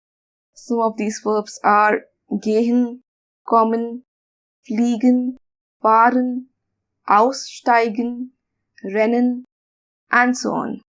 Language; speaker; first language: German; non-native, fluent; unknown